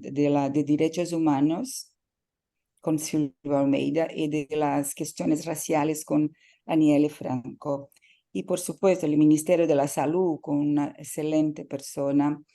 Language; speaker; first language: Spanish; non-native, fluent; Portuguese